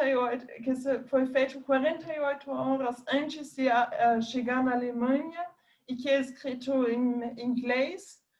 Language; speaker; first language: Portuguese; non-native, fluent; German